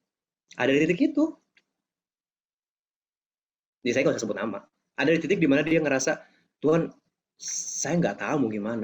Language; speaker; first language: Indonesian; native; Indonesian